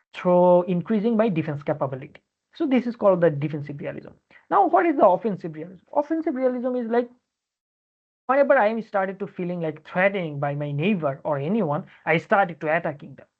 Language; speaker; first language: English; non-native, local second language; Bangla